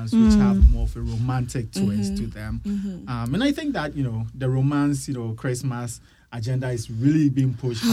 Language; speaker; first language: English; non-native, local second language; Akan